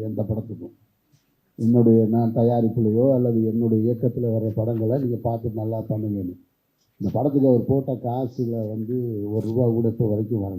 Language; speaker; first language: Tamil; native; Tamil